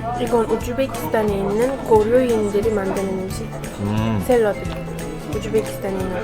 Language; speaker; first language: Korean; non-native, fluent; Uzbek